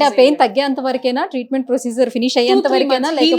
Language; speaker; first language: Telugu; native; Telugu